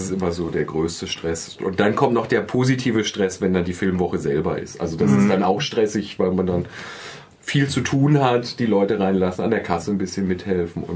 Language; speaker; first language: German; native; German